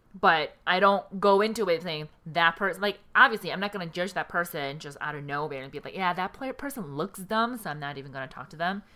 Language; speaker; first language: English; early bilingual, other home language; Korean